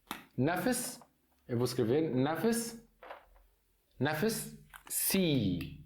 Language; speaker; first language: Portuguese; non-native, fluent; Arabic